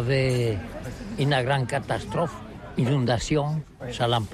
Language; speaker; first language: French; non-native, learner; Catalan